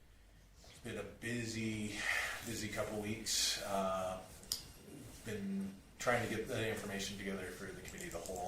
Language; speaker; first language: English; native; English